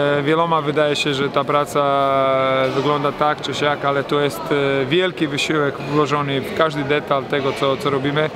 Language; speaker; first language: Polish; non-native, fluent; Croatian